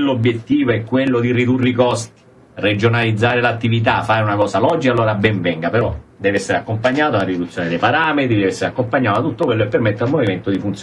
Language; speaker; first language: Italian; native; Italian